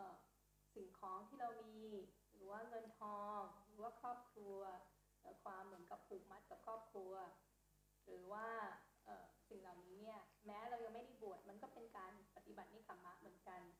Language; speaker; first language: Thai; native; Thai